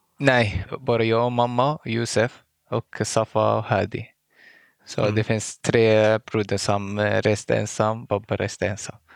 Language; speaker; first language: Swedish; non-native, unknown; Arabic